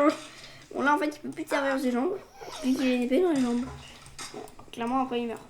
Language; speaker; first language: French; native; French